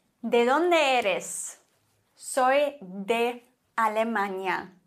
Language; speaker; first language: Spanish; non-native, fluent; German